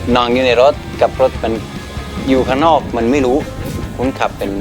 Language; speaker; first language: Thai; non-native, learner; French